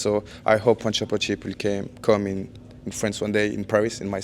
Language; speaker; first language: English; non-native, learner; French